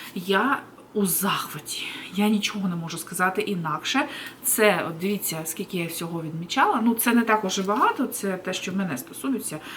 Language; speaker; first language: Ukrainian; native; Ukrainian